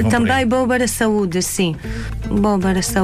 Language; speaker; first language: Portuguese; non-native, learner; Arabic